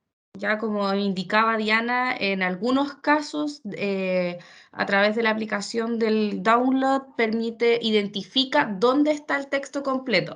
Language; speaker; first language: Spanish; native; Spanish